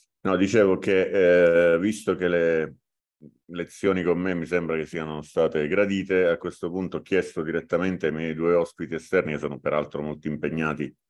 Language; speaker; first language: Italian; native; Italian